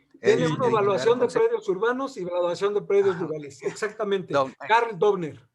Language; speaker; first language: Spanish; native; Spanish